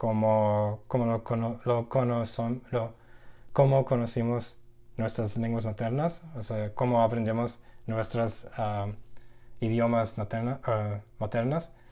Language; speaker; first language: Spanish; non-native, learner; English